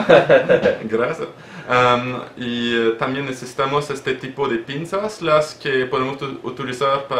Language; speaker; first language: Spanish; non-native, learner; French